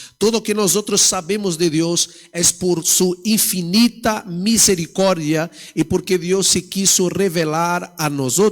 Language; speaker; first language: Portuguese; native; Portuguese